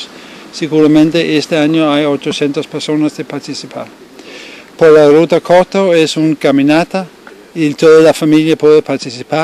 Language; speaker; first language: Spanish; non-native, learner; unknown